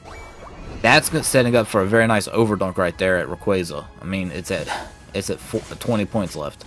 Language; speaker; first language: English; native; English